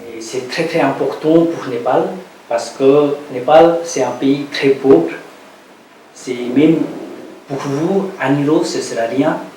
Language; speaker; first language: French; non-native, learner; Nepali